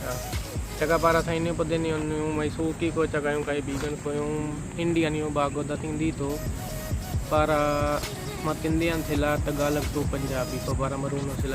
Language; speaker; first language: Filipino; non-native, learner; Punjabi